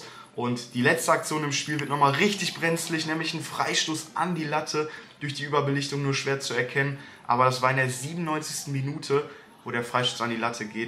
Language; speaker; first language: German; native; German